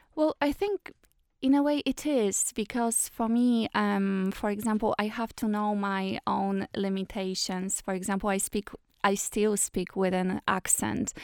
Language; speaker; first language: English; non-native, fluent; Polish